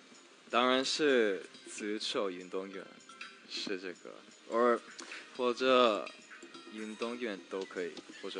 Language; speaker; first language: Chinese; non-native, learner; English